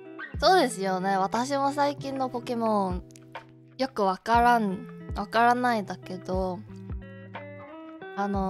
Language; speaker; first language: Japanese; non-native, learner; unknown